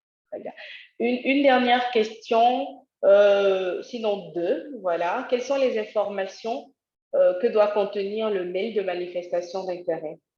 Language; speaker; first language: French; native; French